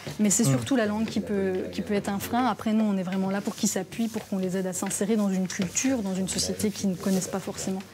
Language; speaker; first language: French; native; French